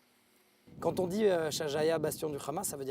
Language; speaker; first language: French; native; French